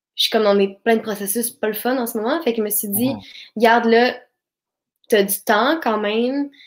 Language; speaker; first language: French; native; French